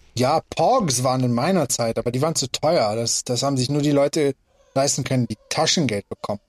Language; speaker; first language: German; early bilingual, other home language; Persian